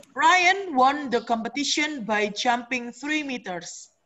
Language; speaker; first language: English; non-native, fluent; Indonesian